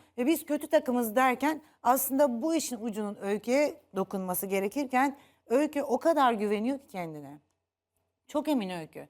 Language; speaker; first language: Turkish; native; Turkish